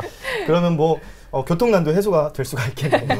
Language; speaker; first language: Korean; native; Korean